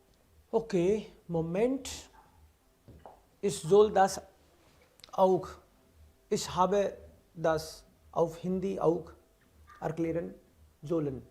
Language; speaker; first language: German; non-native, fluent; Hindi